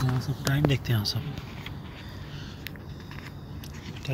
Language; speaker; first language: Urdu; non-native, local second language; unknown